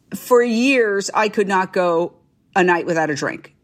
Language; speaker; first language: English; native; English